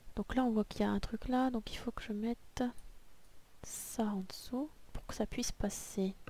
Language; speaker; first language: French; native; French